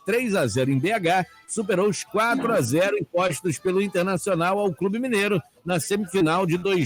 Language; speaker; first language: Portuguese; native; Portuguese